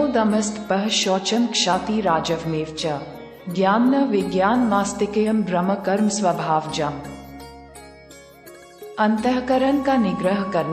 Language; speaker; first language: Hindi; native; Hindi